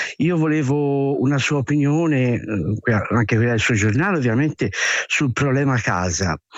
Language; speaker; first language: Italian; native; Italian